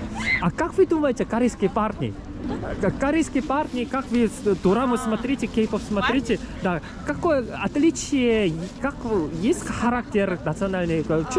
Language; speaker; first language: Russian; non-native, learner; Korean